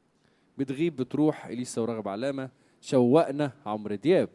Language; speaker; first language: Arabic; native; Arabic